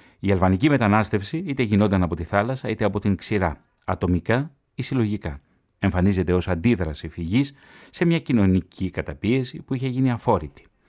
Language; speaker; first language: Greek; native; Greek